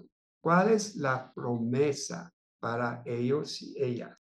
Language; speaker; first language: Spanish; non-native, fluent; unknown